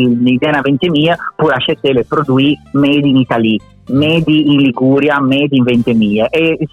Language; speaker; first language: French; non-native, learner; Italian